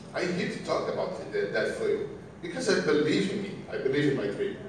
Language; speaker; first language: English; non-native, learner; Portuguese